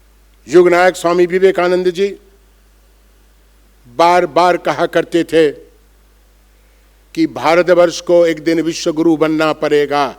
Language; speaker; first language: Hindi; non-native, local second language; Bangla